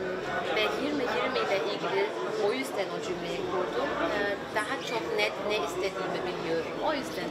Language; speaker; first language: Turkish; early bilingual, heritage; German